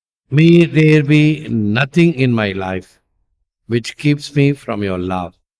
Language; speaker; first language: English; non-native, local second language; Tamil